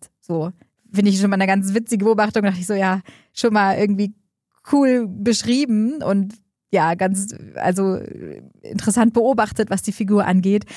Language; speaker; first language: German; native; German